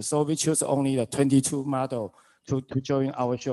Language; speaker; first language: English; non-native, learner; Chinese